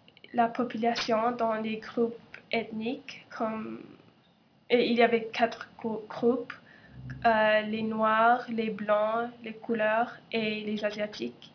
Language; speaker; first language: French; non-native, local second language; English